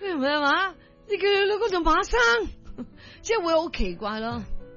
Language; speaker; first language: Cantonese; early bilingual, heritage; Cantonese